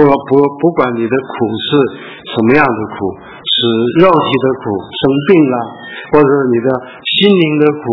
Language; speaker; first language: Chinese; early bilingual, heritage; Chinese